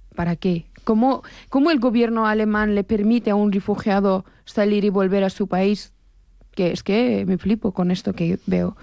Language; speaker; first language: Spanish; non-native, fluent; Persian